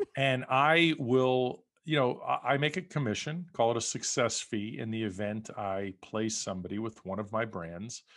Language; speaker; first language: English; native; English